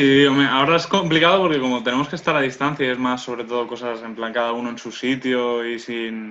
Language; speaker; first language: Spanish; non-native, local second language; Catalan